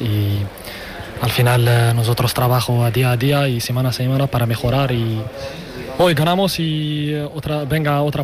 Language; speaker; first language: Spanish; non-native, learner; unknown